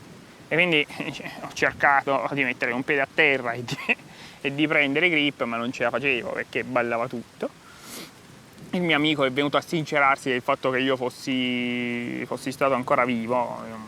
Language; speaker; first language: Italian; native; Italian